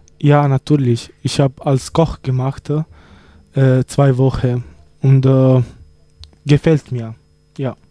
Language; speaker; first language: German; non-native, learner; Italian